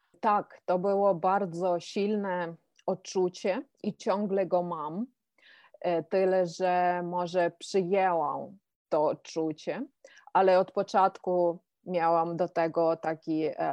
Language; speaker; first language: Polish; non-native, fluent; Ukrainian